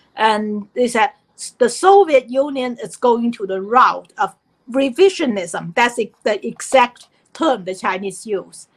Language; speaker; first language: English; non-native, fluent; Chinese